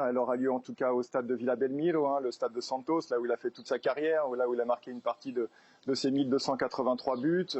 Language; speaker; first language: French; native; French